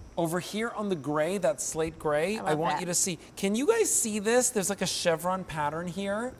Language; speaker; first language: English; native; English